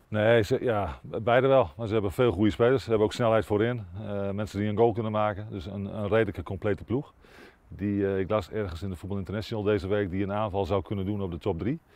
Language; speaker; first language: Dutch; native; Dutch